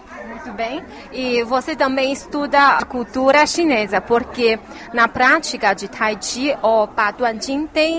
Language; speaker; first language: Portuguese; non-native, fluent; Chinese